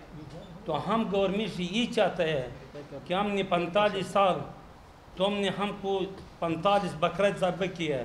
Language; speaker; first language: Urdu; non-native, learner; Pashto